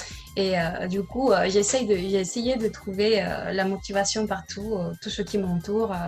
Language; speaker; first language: French; non-native, learner; Spanish